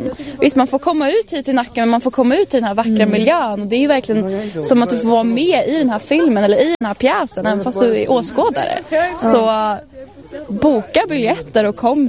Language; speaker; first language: Swedish; native; Swedish